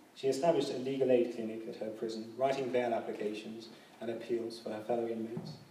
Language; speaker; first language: English; native; English